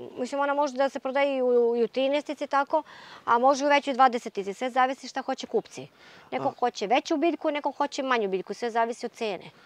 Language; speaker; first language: Croatian; native; Croatian